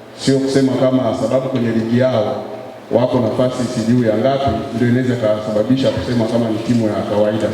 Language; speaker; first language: Swahili; native; Swahili